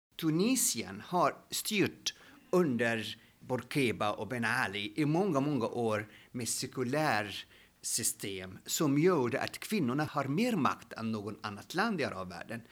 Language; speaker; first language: Swedish; non-native, fluent; Arabic